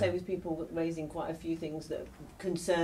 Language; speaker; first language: English; native; English